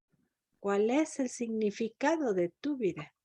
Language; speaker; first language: Spanish; native; Spanish